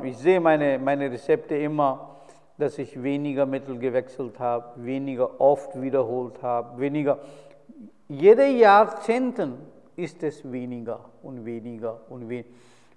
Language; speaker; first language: German; non-native, fluent; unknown